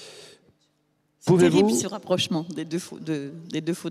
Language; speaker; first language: French; native; French